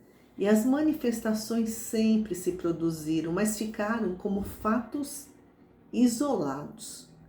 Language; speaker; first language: Portuguese; native; Portuguese